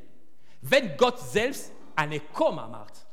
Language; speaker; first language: German; non-native, fluent; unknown